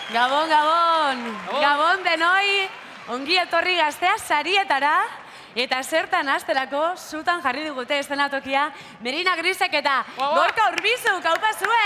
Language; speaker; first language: Basque; native; Basque